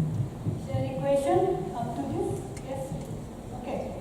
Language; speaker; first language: English; non-native, fluent; Indonesian